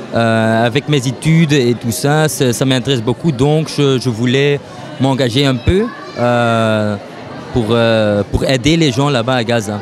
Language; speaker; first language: French; non-native, local second language; Dutch